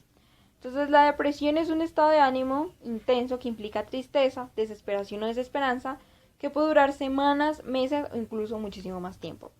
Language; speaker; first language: Spanish; native; Spanish